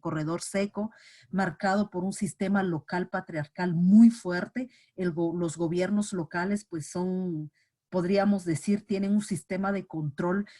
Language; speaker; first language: Spanish; native; Spanish